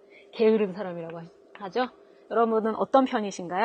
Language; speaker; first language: Korean; native; Korean